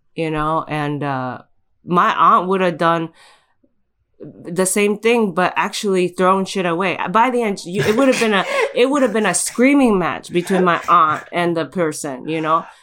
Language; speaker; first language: English; early bilingual, other home language; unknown